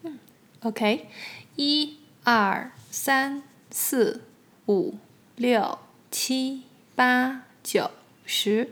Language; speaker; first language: Chinese; native; Chinese